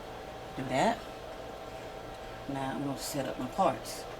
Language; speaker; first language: English; native; English